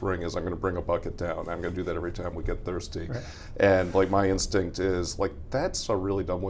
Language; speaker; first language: English; native; English